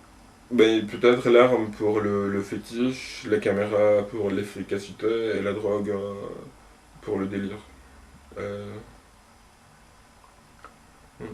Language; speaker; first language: French; non-native, local second language; Arabic